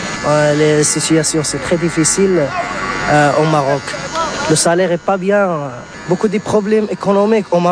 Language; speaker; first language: French; non-native, learner; Arabic